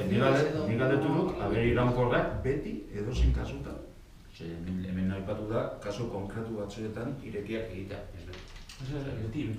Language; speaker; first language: Basque; native; Basque